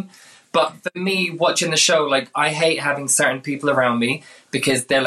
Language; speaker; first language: English; native; English